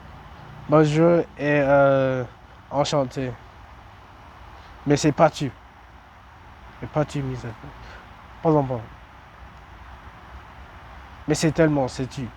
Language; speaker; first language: French; non-native, learner; English